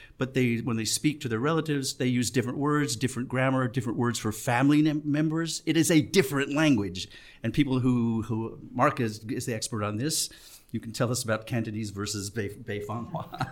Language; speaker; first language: English; native; English